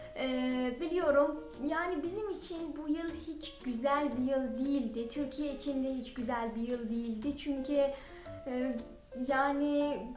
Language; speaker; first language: Turkish; non-native, fluent; Persian